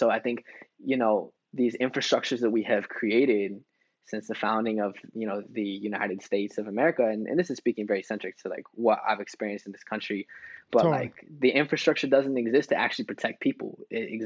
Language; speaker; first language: English; native; English